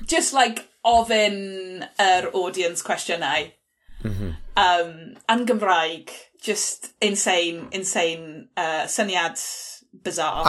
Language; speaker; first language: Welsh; non-native, local second language; English